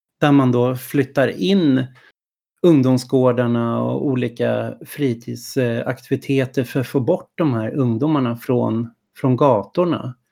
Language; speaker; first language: Swedish; native; Swedish